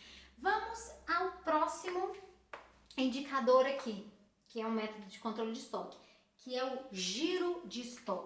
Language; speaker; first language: Portuguese; native; Portuguese